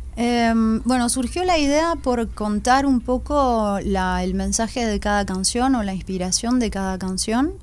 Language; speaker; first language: Spanish; early bilingual, heritage; Spanish